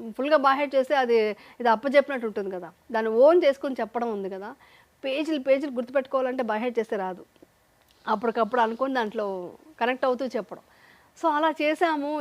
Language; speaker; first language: Telugu; native; Telugu